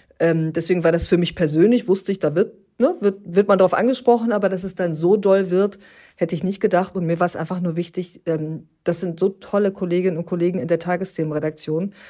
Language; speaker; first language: German; early bilingual, other home language; Turkish